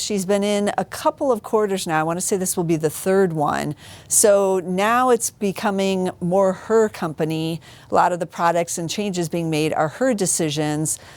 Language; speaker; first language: English; native; English